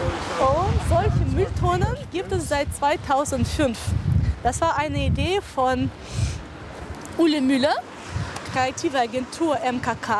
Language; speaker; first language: German; non-native, fluent; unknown